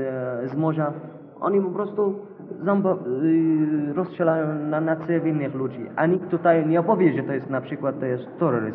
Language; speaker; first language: Polish; non-native, local second language; Arabic